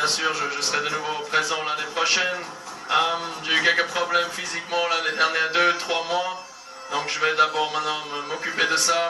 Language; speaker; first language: French; non-native, local second language; German